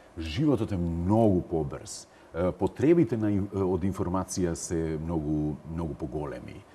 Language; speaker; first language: Macedonian; native; Macedonian